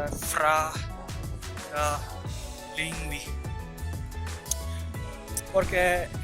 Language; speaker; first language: Italian; non-native, learner; Tamil